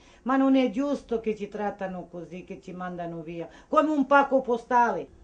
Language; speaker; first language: Italian; non-native, fluent; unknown